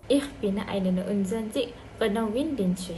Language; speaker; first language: German; non-native, learner; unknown